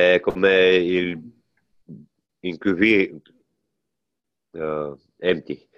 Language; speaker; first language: French; non-native, learner; Italian